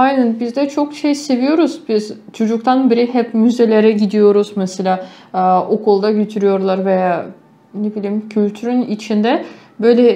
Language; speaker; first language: Turkish; non-native, fluent; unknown